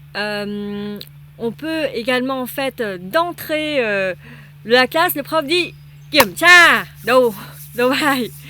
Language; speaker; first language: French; non-native, fluent; Vietnamese